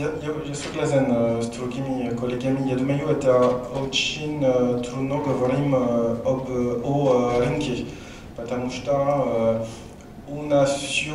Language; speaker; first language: Russian; non-native, learner; French